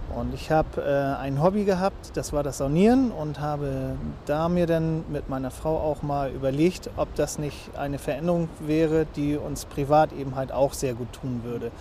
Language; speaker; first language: German; native; German